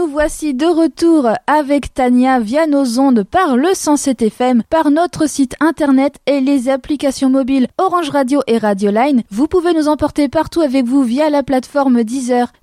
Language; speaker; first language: French; native; French